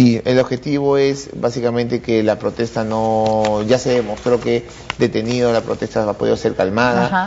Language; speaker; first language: Spanish; native; Spanish